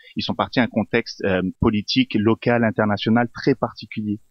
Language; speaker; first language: French; non-native, local second language; Arabic